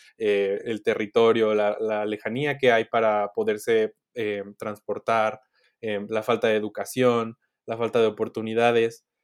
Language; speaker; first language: Spanish; native; Spanish